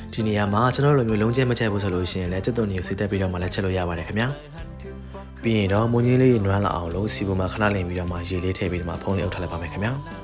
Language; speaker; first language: Burmese; non-native, local second language; Shan